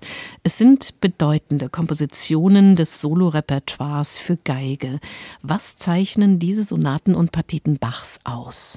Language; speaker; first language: German; native; German